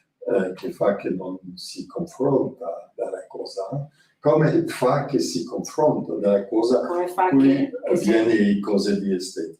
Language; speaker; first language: Italian; non-native, learner; French